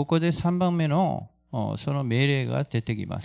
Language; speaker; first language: Japanese; non-native, fluent; Korean